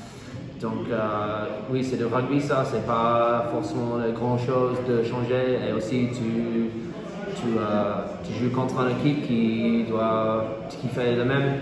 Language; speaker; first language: French; non-native, learner; English